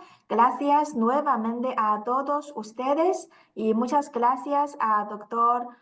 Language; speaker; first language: Spanish; non-native, fluent; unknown